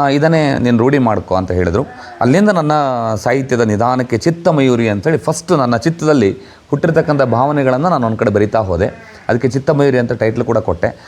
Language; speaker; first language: Kannada; non-native, local second language; Konkani